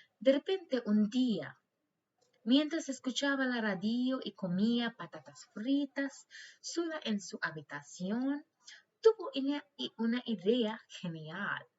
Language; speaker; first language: Spanish; non-native, learner; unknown